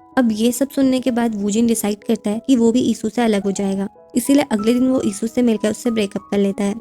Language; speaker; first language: Hindi; native; Hindi